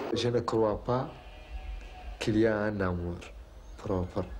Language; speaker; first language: French; non-native, learner; Arabic